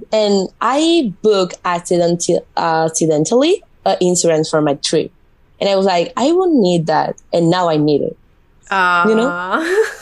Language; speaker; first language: English; non-native, fluent; Spanish